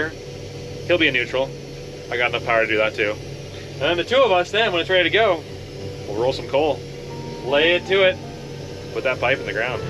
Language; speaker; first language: English; native; English